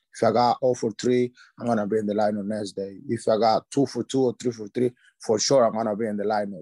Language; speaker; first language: English; non-native, learner; Spanish